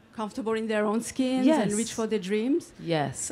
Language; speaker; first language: English; non-native, fluent; French